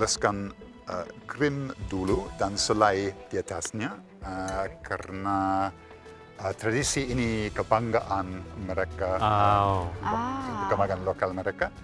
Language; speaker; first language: Indonesian; non-native, fluent; English